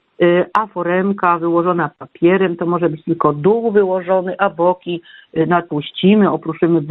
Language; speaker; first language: Polish; native; Polish